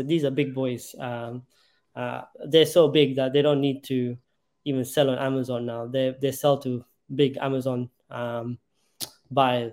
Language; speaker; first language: English; native; English